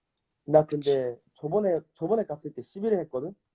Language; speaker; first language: Korean; non-native, fluent; Japanese